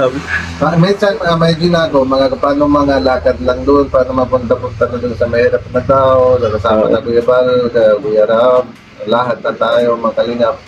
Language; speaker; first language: Filipino; non-native, learner; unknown